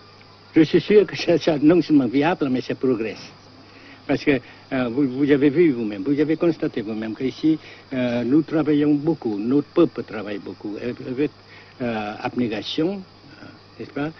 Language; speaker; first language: French; non-native, local second language; Vietnamese